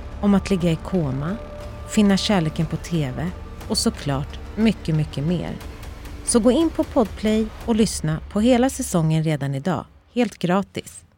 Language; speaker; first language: Swedish; native; Swedish